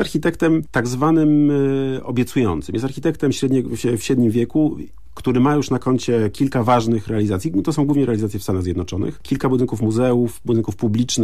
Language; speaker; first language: Polish; native; Polish